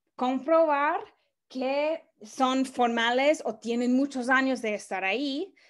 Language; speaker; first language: Spanish; non-native, fluent; English